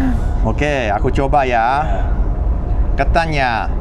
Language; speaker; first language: Indonesian; non-native, fluent; English